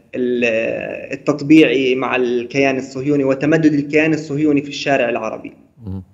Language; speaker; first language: Arabic; native; Arabic